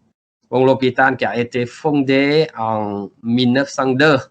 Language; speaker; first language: French; non-native, learner; Vietnamese